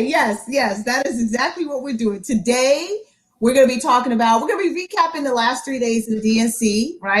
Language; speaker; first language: English; native; English